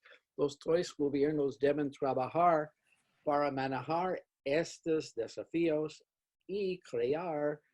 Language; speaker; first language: Spanish; non-native, fluent; English